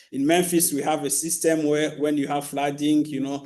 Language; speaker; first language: English; non-native, local second language; Kinyarwanda